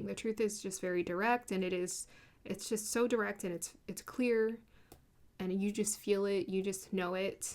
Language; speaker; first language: English; native; English